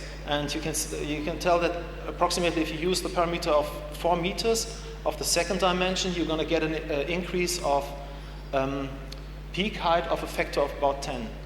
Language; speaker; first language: English; non-native, fluent; German